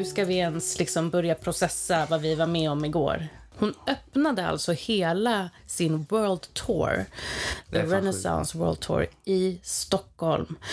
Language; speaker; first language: Swedish; native; Swedish